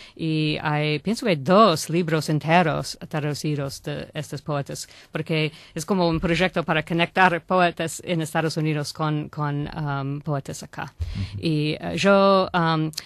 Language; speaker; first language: Spanish; non-native, learner; English